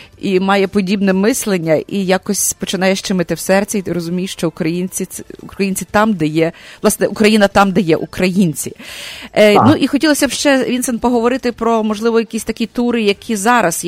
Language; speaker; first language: Ukrainian; native; Ukrainian